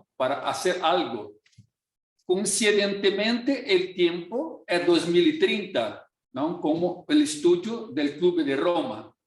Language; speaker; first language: Portuguese; non-native, fluent; Spanish